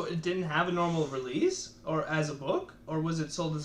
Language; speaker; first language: English; native; English